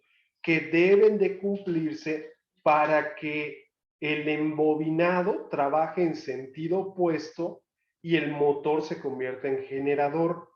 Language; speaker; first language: Spanish; native; Spanish